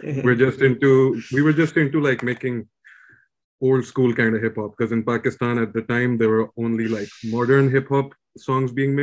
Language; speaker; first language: English; non-native, local second language; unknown